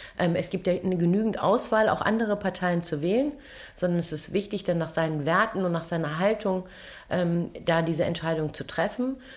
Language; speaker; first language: German; early bilingual, other home language; Turkish